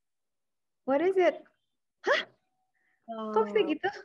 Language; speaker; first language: Indonesian; native; Indonesian